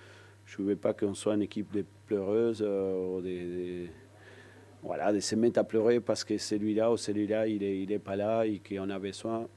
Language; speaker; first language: French; non-native, fluent; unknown